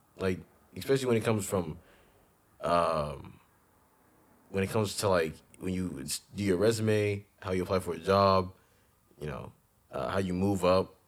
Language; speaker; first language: English; native; English